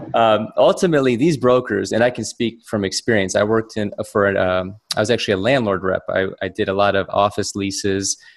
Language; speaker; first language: English; native; English